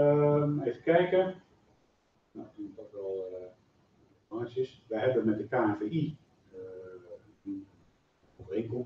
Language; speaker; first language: Dutch; native; Dutch